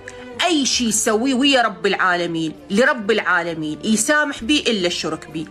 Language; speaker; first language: Arabic; native; Arabic